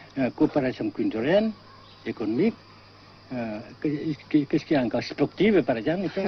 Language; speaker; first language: French; non-native, fluent; Vietnamese